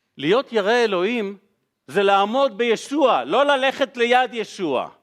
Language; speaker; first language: Hebrew; native; Hebrew